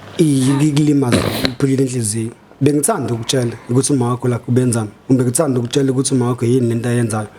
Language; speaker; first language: Zulu; native; Zulu